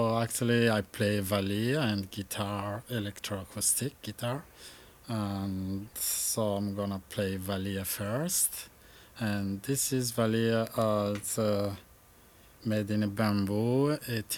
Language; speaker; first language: English; non-native, learner; Malagasy